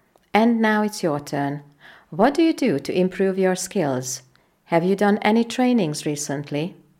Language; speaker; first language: English; non-native, fluent; Hungarian